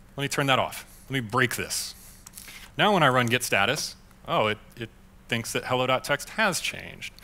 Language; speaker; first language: English; native; English